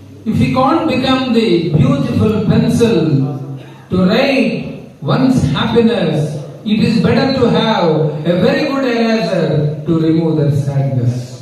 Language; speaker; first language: English; non-native, local second language; Telugu